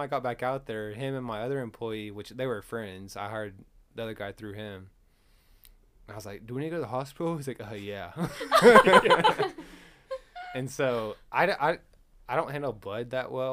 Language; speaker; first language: English; native; English